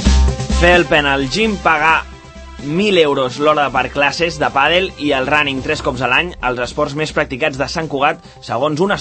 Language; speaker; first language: Catalan; native; Catalan